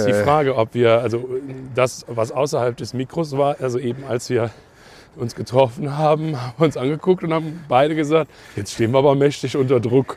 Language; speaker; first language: German; native; German